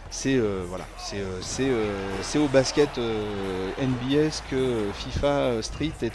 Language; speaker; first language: French; native; French